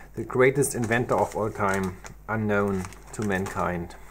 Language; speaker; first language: English; non-native, fluent; German